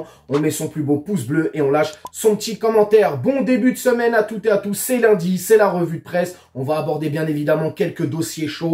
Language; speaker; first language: French; native; French